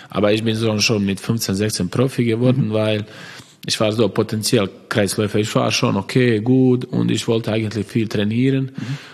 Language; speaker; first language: German; non-native, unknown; Croatian